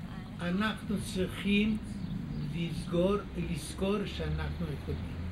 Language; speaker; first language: Hebrew; non-native, fluent; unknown